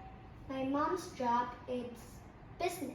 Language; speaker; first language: English; non-native, learner; Vietnamese